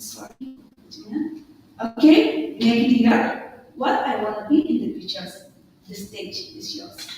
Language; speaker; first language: English; non-native, fluent; Indonesian